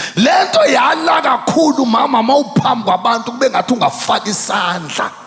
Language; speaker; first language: Zulu; non-native, local second language; Xhosa